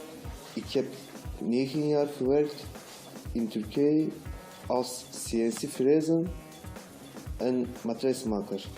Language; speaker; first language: Dutch; non-native, learner; Turkish